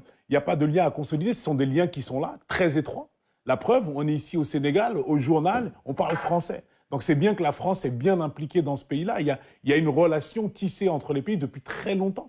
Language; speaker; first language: French; native; French